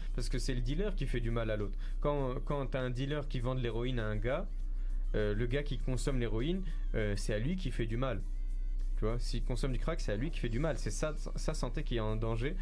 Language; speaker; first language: French; native; French